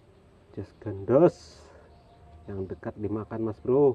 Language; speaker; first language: Indonesian; native; Indonesian